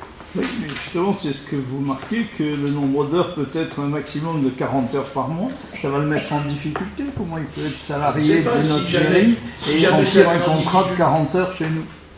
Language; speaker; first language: French; native; French